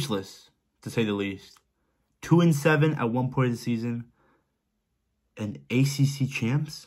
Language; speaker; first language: English; native; English